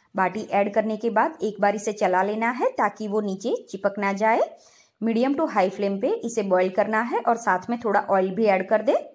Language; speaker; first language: Hindi; non-native, local second language; Gujarati